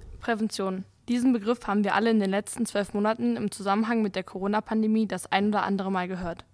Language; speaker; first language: German; native; German